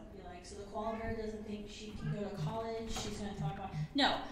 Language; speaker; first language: English; native; English